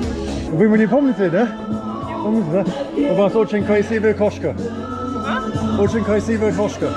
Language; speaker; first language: Russian; non-native, learner; English